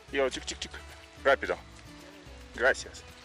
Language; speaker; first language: Spanish; non-native, learner; Russian